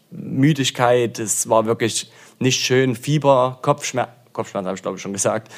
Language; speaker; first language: German; native; German